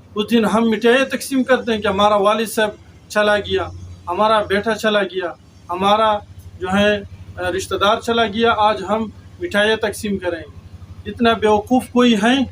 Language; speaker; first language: Urdu; non-native, local second language; Pashto